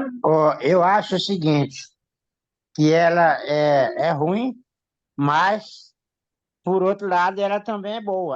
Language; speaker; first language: Portuguese; native; Portuguese